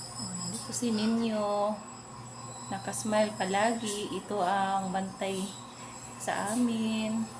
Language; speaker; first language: Filipino; non-native, local second language; Cebuano